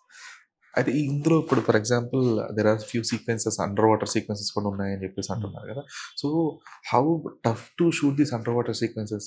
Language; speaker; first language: Telugu; native; Telugu